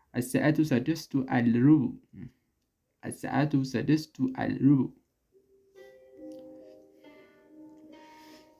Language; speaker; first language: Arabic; non-native, fluent; Amharic